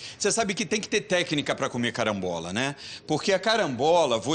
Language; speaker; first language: Portuguese; native; Portuguese